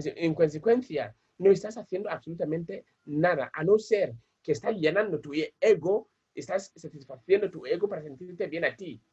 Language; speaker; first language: Spanish; non-native, fluent; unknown